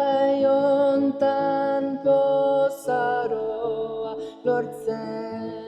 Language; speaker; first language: Basque; non-native, learner; English